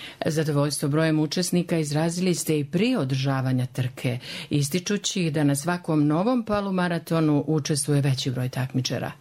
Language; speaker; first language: Serbian; native; Serbian